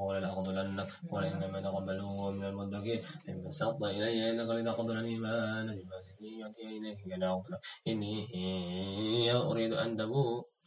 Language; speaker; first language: Arabic; non-native, learner; Indonesian